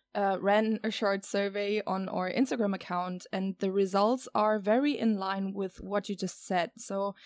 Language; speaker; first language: English; non-native, fluent; German